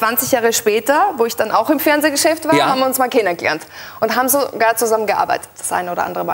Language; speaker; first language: German; native; German